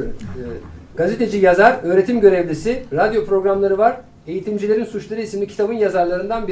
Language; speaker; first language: Turkish; native; Turkish